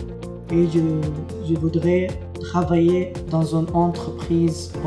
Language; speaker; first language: French; non-native, learner; Arabic